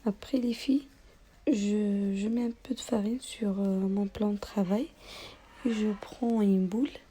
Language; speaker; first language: French; non-native, local second language; Arabic